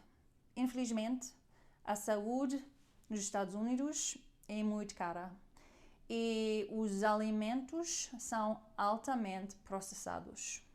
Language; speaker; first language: Portuguese; non-native, learner; German